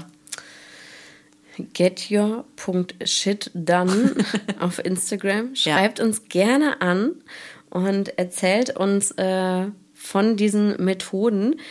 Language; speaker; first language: German; native; German